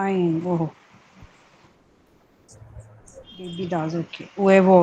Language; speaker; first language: Spanish; non-native, learner; Hindi